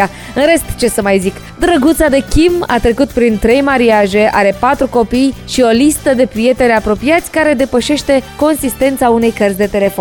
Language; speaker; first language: Romanian; native; Romanian